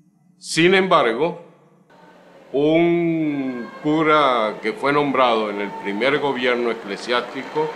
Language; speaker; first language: Spanish; native; Spanish